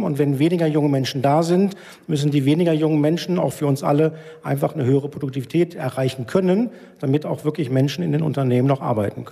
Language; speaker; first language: German; native; German